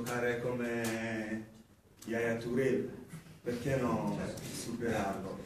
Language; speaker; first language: Italian; non-native, fluent; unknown